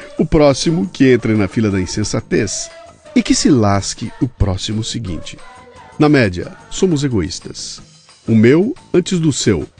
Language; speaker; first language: Portuguese; native; Portuguese